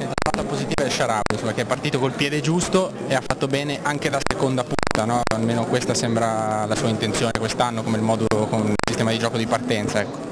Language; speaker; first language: Italian; native; Italian